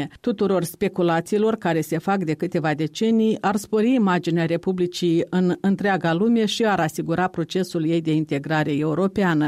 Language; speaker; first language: Romanian; native; Romanian